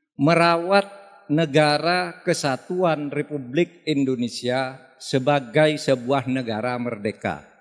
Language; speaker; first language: Indonesian; non-native, local second language; Madurese